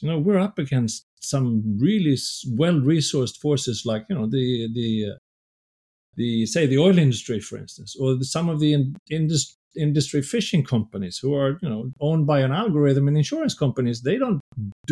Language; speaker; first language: English; non-native, fluent; Swedish